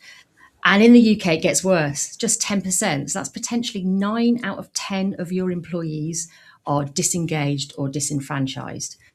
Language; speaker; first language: English; native; English